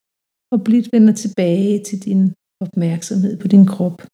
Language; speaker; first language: Danish; native; Danish